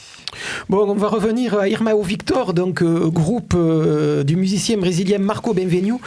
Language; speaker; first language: French; native; French